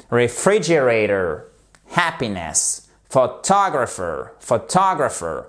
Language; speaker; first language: English; non-native, fluent; French